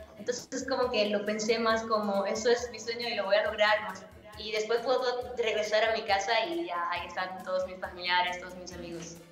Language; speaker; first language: Spanish; non-native, fluent; Italian